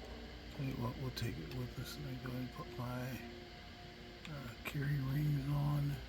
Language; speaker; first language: English; native; English